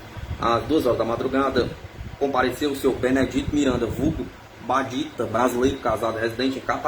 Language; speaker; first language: Portuguese; native; Portuguese